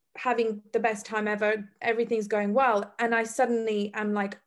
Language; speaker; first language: English; non-native, fluent; Bosnian